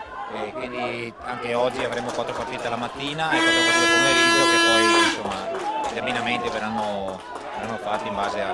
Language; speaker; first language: Italian; native; Italian